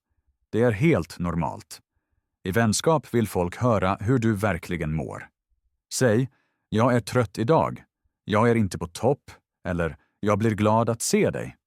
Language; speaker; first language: Swedish; non-native, fluent; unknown